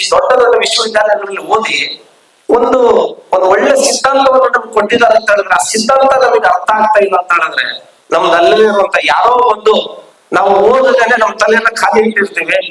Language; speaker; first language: Kannada; non-native, local second language; Lambadi